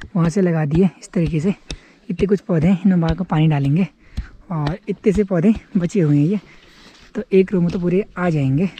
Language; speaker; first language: Hindi; native; Hindi